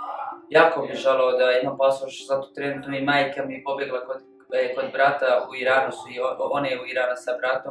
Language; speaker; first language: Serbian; non-native, fluent; Kurdish